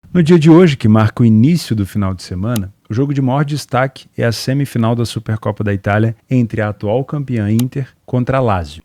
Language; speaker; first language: Portuguese; native; Portuguese